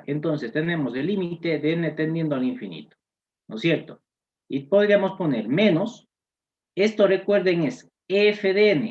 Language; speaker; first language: Spanish; native; Spanish